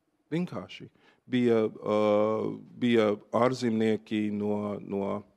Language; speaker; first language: Latvian; non-native, fluent; English